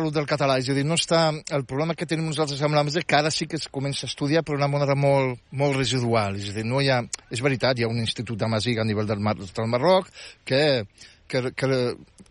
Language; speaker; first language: Catalan; non-native, fluent; Berber languages